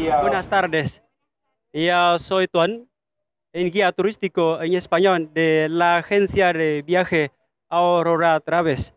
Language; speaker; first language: Spanish; non-native, fluent; Vietnamese